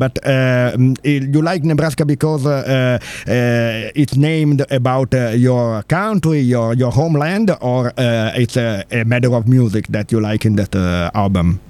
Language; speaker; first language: English; non-native, learner; Italian